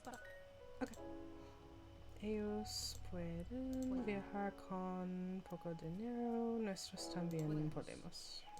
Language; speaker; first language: Spanish; non-native, learner; English